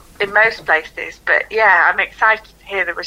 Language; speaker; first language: English; native; English